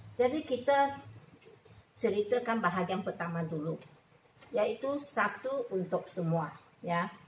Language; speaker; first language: Malay; non-native, local second language; Chinese